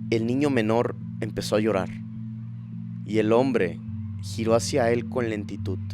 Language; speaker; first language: Spanish; native; Spanish